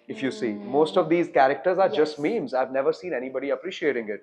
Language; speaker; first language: English; non-native, local second language; Hindi